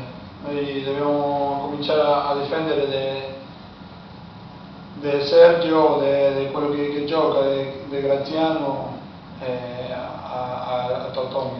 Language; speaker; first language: Italian; non-native, fluent; Spanish